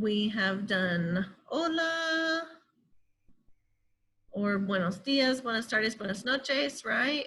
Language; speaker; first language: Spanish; non-native, fluent; English